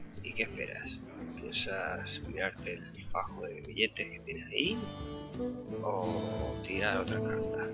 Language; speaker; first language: Spanish; native; Spanish